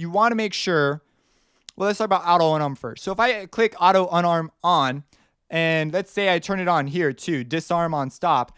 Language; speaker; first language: English; native; English